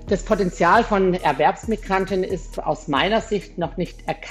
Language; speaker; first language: German; native; German